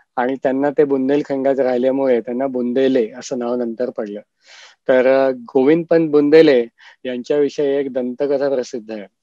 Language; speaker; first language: Marathi; native; Marathi